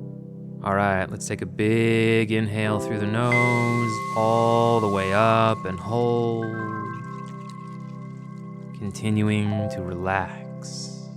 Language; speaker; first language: English; native; English